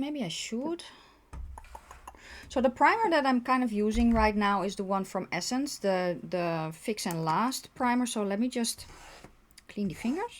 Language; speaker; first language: English; non-native, fluent; Dutch